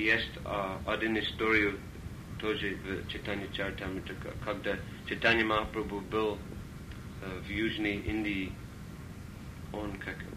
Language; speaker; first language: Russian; non-native, learner; English